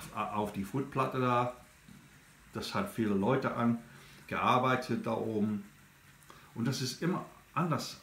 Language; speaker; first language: German; non-native, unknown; English